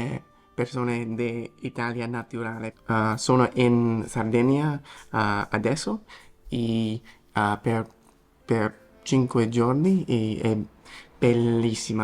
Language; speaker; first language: Italian; non-native, learner; English